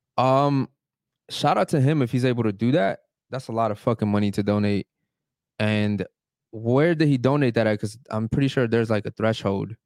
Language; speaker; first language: English; early bilingual, other home language; Spanish